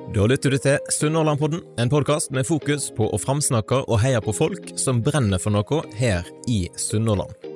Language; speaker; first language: Norwegian; native; Norwegian